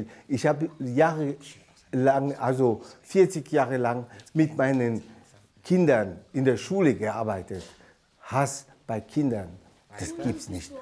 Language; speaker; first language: German; non-native, fluent; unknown